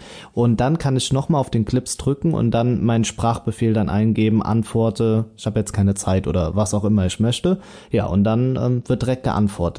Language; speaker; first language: German; native; German